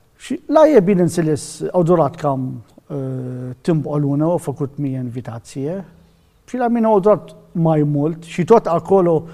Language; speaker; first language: Romanian; non-native, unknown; Arabic